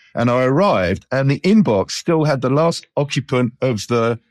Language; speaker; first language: English; native; English